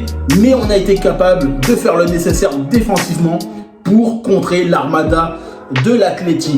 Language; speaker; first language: French; native; French